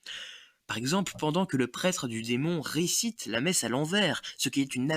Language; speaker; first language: French; native; French